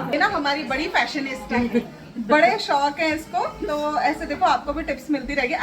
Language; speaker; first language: Hindi; native; Hindi